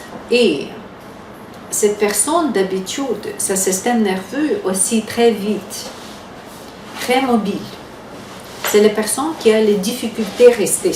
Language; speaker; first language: French; non-native, fluent; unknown